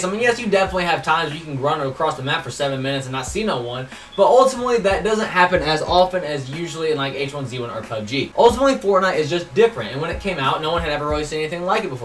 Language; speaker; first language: English; native; English